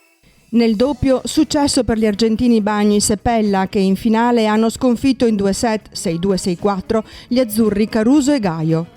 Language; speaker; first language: Italian; native; Italian